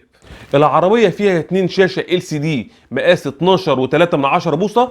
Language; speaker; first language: Arabic; native; Arabic